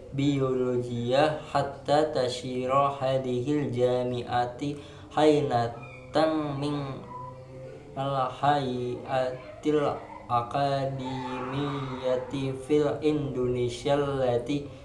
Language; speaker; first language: Arabic; non-native, learner; Indonesian